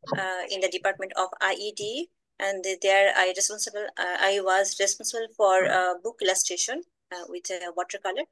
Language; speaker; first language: English; non-native, learner; Bangla